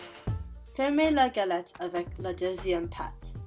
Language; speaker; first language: French; non-native, learner; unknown